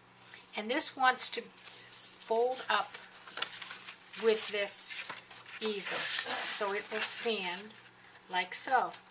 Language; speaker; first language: English; native; English